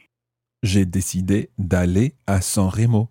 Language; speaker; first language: French; non-native, fluent; English